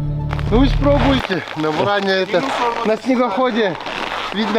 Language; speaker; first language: Russian; non-native, local second language; Yakut